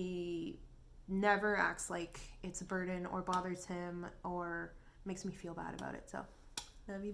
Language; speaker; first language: English; native; English